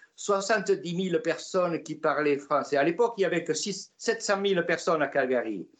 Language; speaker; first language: French; native; French